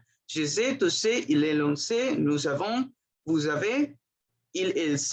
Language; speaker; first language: French; non-native, fluent; Spanish